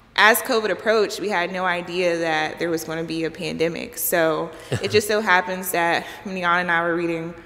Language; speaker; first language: English; native; English